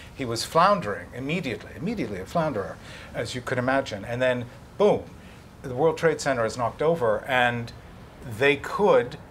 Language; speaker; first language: English; native; English